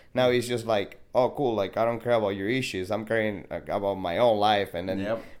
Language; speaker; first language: English; non-native, fluent; Spanish